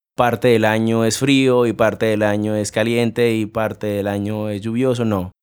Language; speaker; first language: Spanish; native; Spanish